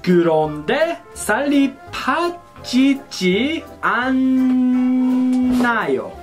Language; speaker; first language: Korean; non-native, learner; English